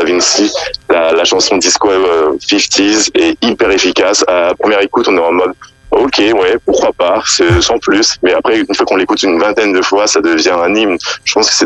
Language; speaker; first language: French; native; French